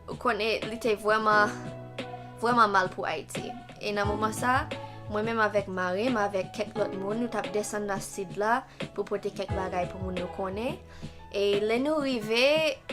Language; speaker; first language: Haitian Creole; non-native, fluent; English